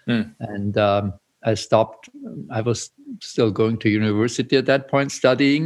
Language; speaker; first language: English; non-native, fluent; German